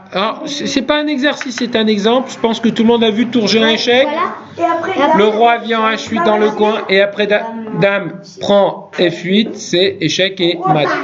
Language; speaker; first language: French; native; French